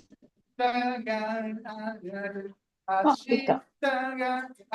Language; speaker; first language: Japanese; native; Japanese